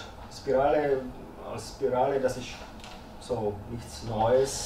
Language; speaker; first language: German; early bilingual, other home language; Croatian